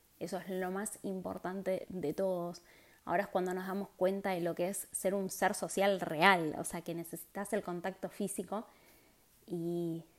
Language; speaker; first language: Spanish; native; Spanish